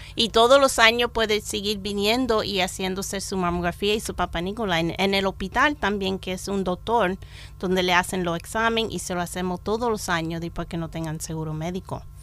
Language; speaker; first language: Spanish; native; Spanish